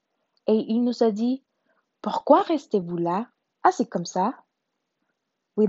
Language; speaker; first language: French; non-native, learner; Spanish